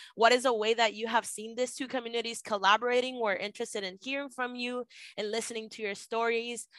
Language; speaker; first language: English; non-native, fluent; Spanish